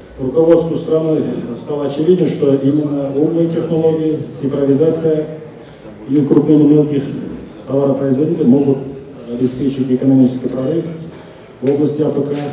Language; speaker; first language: Russian; non-native, local second language; Kazakh